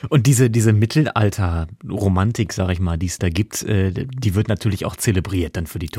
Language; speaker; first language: German; native; German